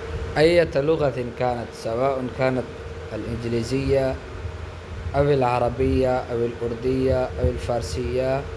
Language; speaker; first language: Arabic; non-native, fluent; Urdu